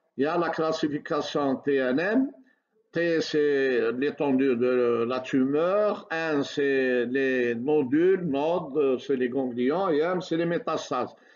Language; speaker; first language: French; non-native, local second language; Arabic